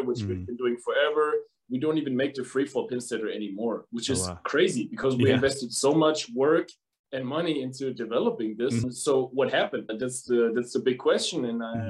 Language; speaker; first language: English; non-native, fluent; German